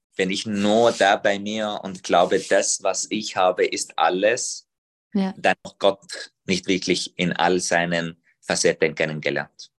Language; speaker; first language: German; non-native, fluent; Arabic